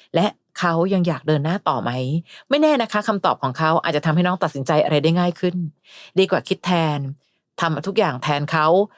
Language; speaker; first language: Thai; native; Thai